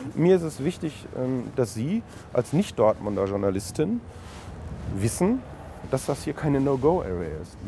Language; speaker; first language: German; native; German